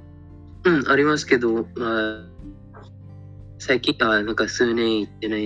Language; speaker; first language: Japanese; non-native, fluent; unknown